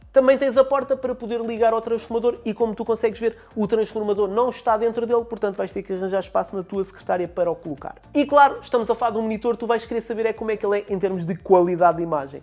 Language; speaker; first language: Portuguese; native; Portuguese